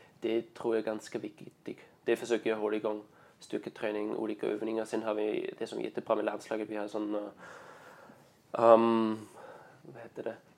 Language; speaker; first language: Swedish; non-native, fluent; German